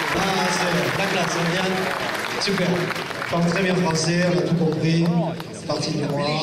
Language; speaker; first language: French; native; French